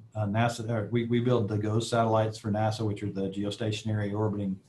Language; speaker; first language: English; native; English